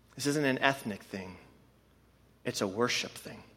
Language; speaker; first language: English; native; English